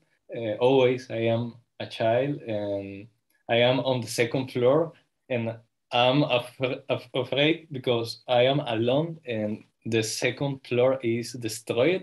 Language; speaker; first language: English; non-native, learner; Spanish